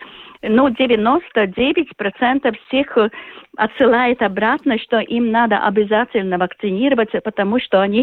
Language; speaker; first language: Russian; non-native, local second language; Latvian